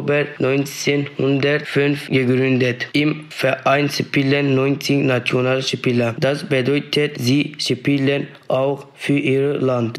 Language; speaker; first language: German; non-native, learner; Turkish